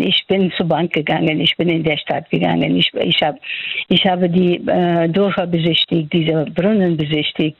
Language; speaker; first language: German; non-native, fluent; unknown